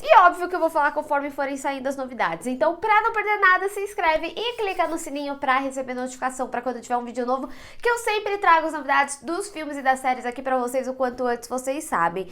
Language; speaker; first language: Portuguese; native; Portuguese